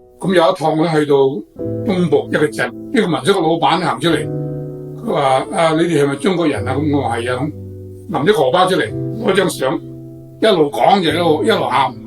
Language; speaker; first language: Cantonese; native; Cantonese